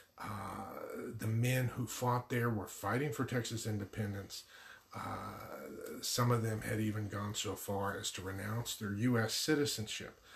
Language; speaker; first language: English; native; English